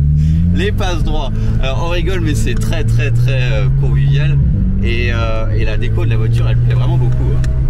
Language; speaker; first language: French; native; French